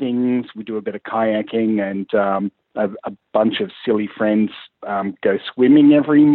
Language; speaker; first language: English; native; English